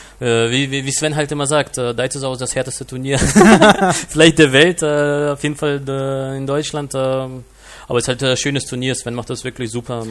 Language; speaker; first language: German; non-native, fluent; Russian